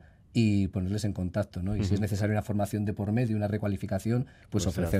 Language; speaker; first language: Spanish; native; Spanish